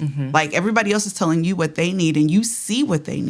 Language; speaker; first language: English; native; English